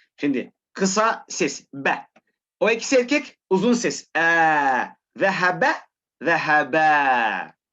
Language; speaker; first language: Turkish; non-native, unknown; Arabic